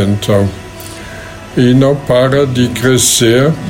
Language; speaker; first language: Portuguese; non-native, fluent; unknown